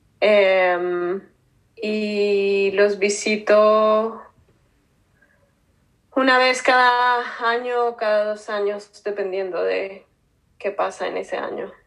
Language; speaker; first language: Spanish; native; Spanish